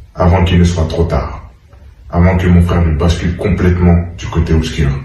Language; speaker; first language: French; native; French